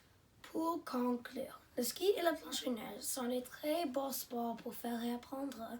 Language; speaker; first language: French; non-native, learner; English